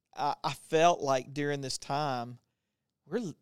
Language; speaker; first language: English; native; English